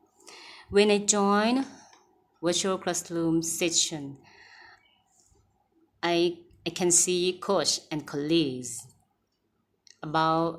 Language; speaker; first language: English; non-native, learner; Thai